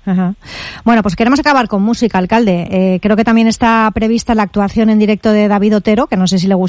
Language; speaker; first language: Spanish; native; Spanish